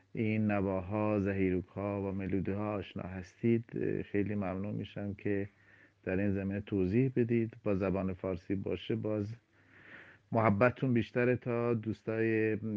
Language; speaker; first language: Persian; non-native, local second language; Baluchi